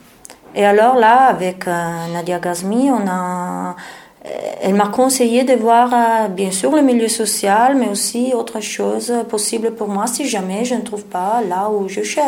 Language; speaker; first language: French; non-native, learner; Italian